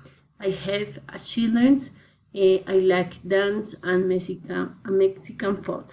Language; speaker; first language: English; non-native, learner; Spanish